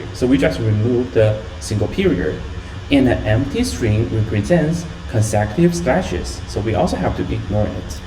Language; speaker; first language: English; non-native, fluent; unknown